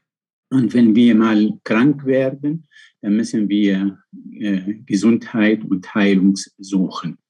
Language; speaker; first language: German; non-native, fluent; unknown